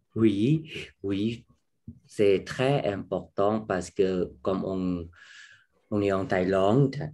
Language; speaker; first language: French; non-native, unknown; Thai